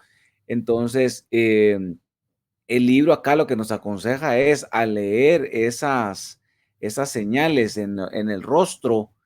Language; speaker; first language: Spanish; native; Spanish